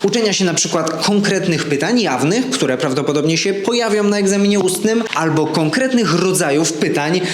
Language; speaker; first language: Polish; native; Polish